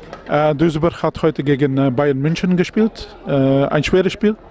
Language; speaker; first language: German; non-native, learner; Dutch